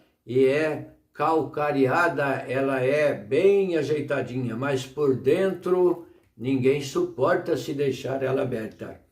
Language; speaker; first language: Portuguese; native; Portuguese